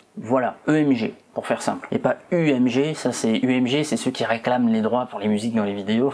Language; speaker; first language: French; native; French